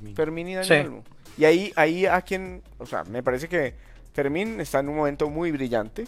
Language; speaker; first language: Spanish; native; Spanish